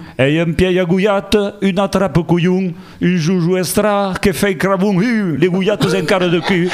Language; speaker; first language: French; native; French